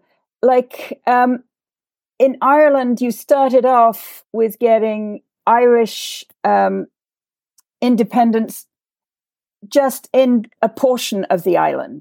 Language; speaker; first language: English; native; English